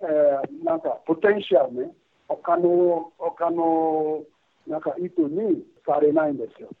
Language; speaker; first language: Japanese; non-native, fluent; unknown